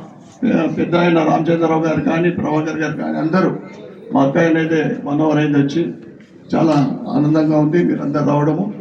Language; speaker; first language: Telugu; native; Telugu